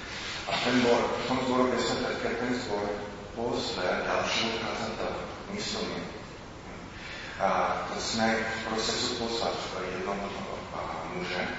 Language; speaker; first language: Czech; non-native, fluent; English